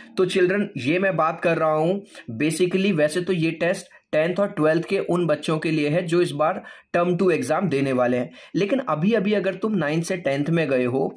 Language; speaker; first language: Hindi; native; Hindi